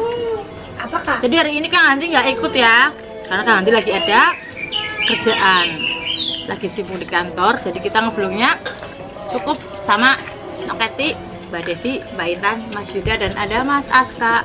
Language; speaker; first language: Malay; non-native, local second language; Javanese